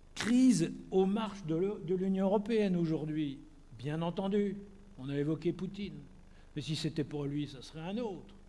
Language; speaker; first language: French; native; French